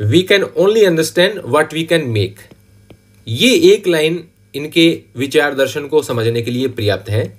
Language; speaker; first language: Hindi; native; Hindi